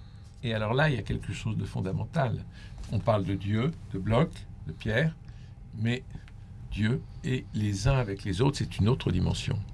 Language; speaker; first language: French; native; French